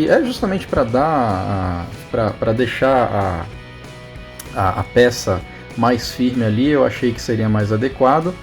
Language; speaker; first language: Portuguese; native; Portuguese